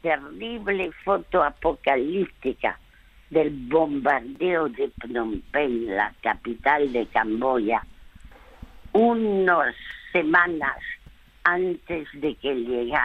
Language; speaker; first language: Spanish; early bilingual, other home language; French